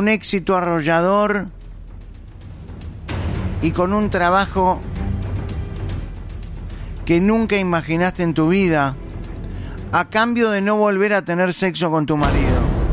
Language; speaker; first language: Spanish; native; Spanish